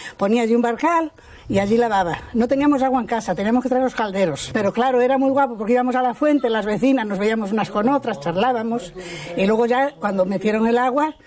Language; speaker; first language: Spanish; native; Spanish